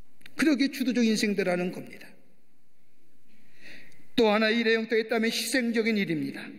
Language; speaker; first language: Korean; native; Korean